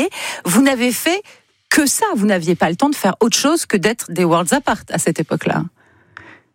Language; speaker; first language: French; native; French